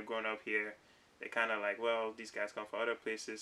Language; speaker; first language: English; non-native, local second language; Wolof